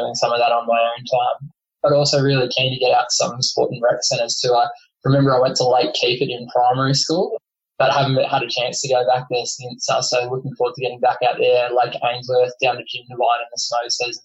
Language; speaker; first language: English; native; English